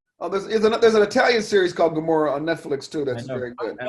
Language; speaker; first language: English; native; English